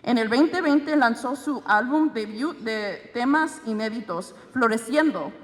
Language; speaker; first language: Spanish; early bilingual, other home language; English